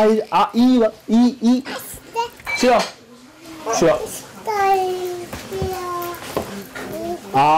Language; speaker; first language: Korean; non-native, fluent; Japanese